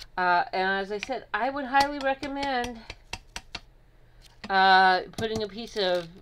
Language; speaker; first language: English; native; English